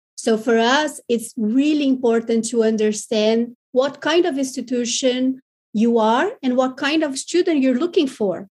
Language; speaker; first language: English; non-native, fluent; Portuguese